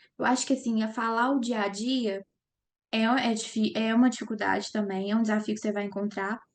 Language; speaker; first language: Portuguese; native; Portuguese